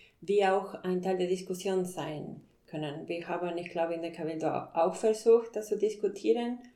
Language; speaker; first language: German; non-native, fluent; Spanish